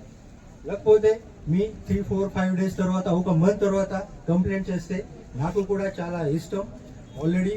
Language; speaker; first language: Telugu; non-native, learner; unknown